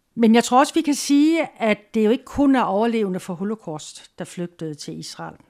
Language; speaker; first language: Danish; native; Danish